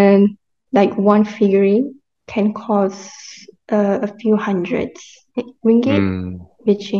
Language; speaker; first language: English; non-native, local second language; Malay